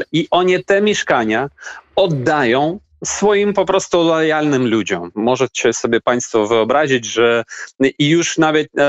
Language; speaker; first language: Polish; non-native, fluent; Ukrainian